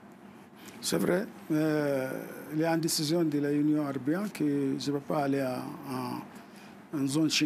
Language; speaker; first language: French; non-native, fluent; Arabic